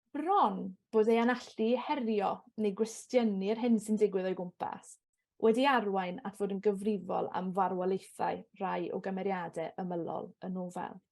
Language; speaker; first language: Welsh; native; Welsh